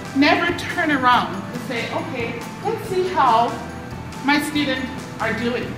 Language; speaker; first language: English; non-native, fluent; Spanish